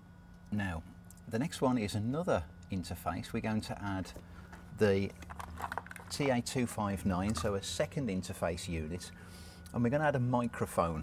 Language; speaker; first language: English; native; English